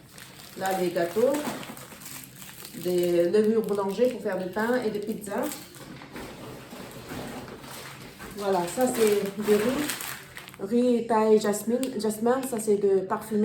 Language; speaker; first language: French; non-native, learner; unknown